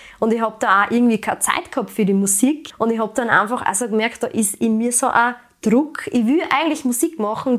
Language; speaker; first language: German; native; German